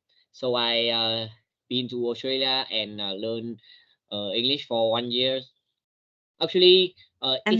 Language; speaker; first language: English; non-native, learner; Vietnamese